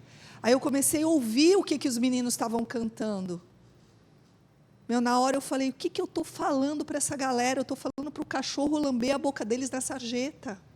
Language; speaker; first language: Portuguese; native; Portuguese